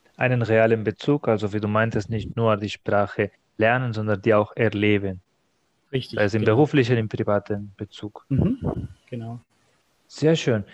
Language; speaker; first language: German; non-native, fluent; Spanish